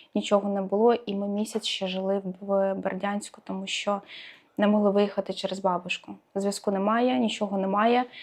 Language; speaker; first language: Ukrainian; native; Ukrainian